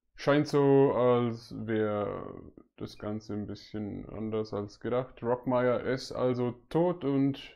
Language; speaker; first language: German; native; German